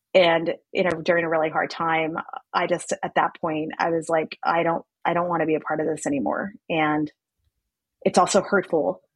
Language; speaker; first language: English; native; English